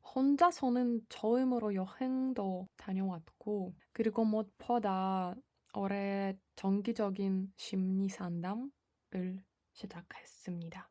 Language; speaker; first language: Korean; non-native, fluent; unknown